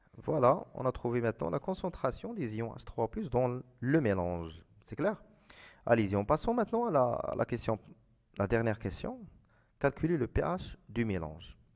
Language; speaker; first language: French; non-native, local second language; Arabic